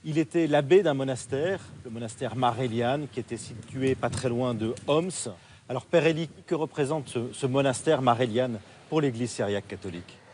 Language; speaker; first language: French; native; French